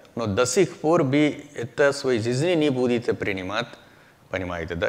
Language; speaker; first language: Russian; non-native, learner; Hindi